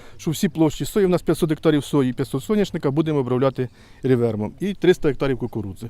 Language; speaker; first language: Ukrainian; native; Ukrainian